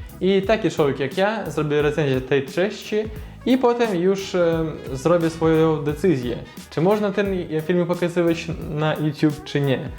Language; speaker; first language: Polish; non-native, learner; Russian